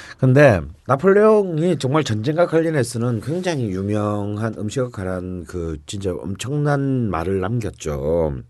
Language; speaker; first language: Korean; native; Korean